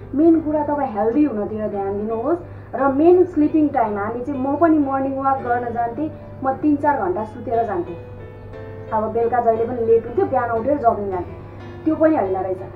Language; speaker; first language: Nepali; native; Nepali